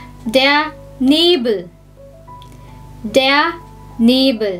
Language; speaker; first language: German; non-native, fluent; Filipino